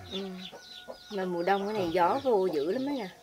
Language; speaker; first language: Vietnamese; native; Vietnamese